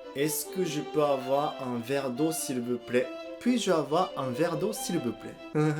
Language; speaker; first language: French; non-native, fluent; Japanese